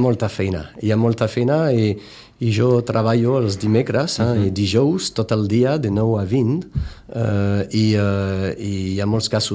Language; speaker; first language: Catalan; non-native, fluent; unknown